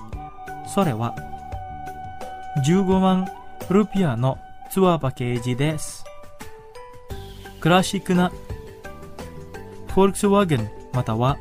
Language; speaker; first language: Japanese; non-native, fluent; Indonesian